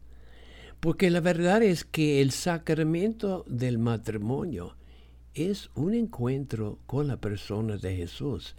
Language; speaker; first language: Spanish; non-native, fluent; English